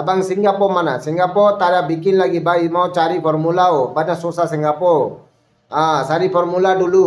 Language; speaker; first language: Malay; non-native, fluent; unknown